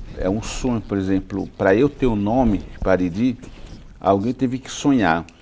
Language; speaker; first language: Portuguese; non-native, local second language; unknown